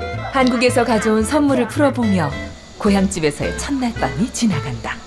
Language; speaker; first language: Korean; native; Korean